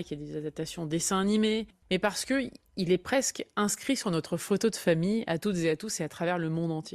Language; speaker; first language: French; native; French